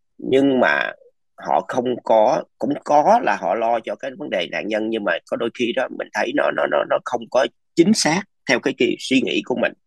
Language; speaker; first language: Vietnamese; early bilingual, other home language; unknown